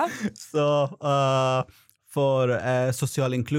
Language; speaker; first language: Swedish; non-native, fluent; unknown